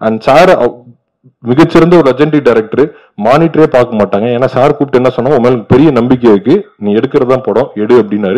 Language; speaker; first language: Tamil; native; Tamil